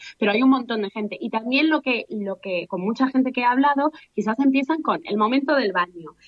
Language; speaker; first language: Spanish; early bilingual, heritage; Spanish